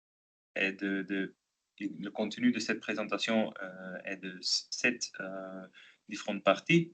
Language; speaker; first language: French; non-native, local second language; Dutch